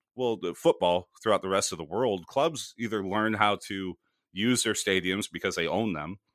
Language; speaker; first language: English; native; English